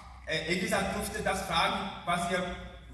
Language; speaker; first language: German; non-native, learner; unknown